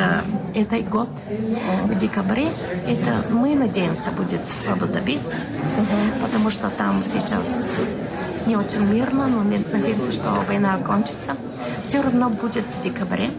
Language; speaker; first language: Russian; non-native, learner; Bulgarian